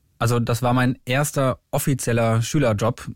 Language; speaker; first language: German; native; German